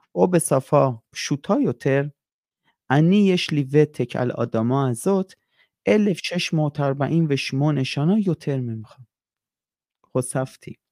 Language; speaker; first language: Hebrew; non-native, fluent; Persian